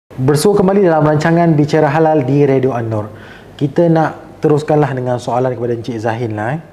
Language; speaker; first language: Malay; native; Malay